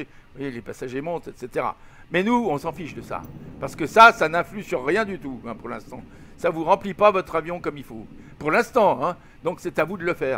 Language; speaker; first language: French; native; French